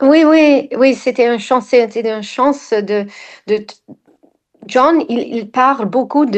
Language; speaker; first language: French; non-native, fluent; English